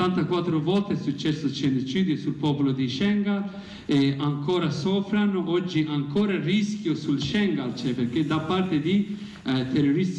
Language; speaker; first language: Italian; non-native, learner; Kurdish